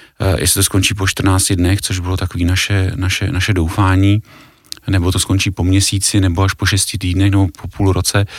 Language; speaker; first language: Czech; native; Czech